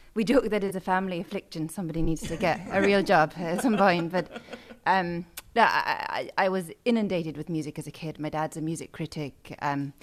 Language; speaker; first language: English; native; English